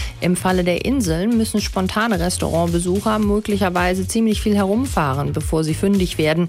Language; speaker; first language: German; native; German